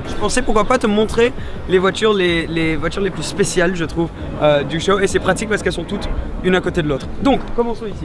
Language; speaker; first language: French; native; French